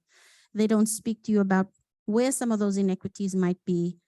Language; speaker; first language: English; non-native, local second language; Fijian